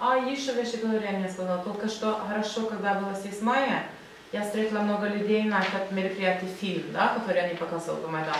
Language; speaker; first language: Russian; non-native, learner; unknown